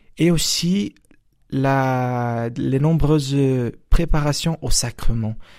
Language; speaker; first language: French; non-native, fluent; Portuguese